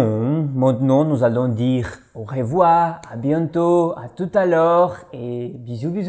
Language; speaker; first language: French; non-native, learner; Portuguese